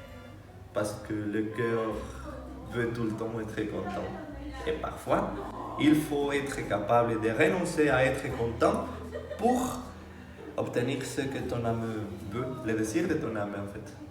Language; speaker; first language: French; non-native, fluent; Spanish